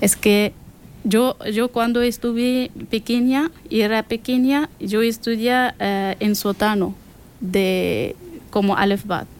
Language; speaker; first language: Spanish; non-native, learner; Persian